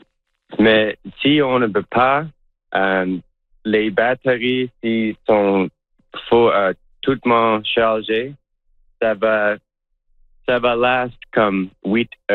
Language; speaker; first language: French; non-native, local second language; English